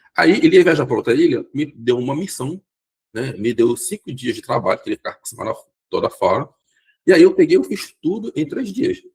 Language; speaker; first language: Portuguese; non-native, local second language; Kabuverdianu